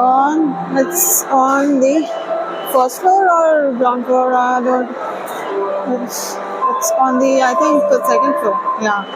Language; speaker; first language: English; non-native, local second language; Hindi